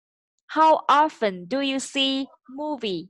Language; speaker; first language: English; non-native, fluent; Vietnamese